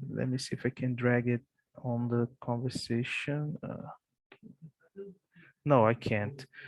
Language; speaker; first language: English; non-native, fluent; Portuguese